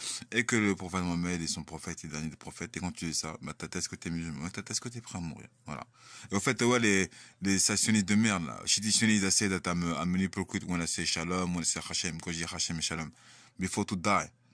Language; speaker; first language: French; native; French